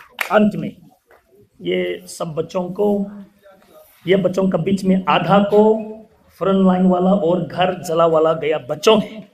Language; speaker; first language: Hindi; non-native, local second language; Thado Chin